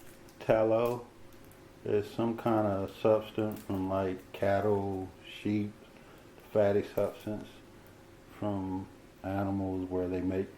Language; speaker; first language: English; native; English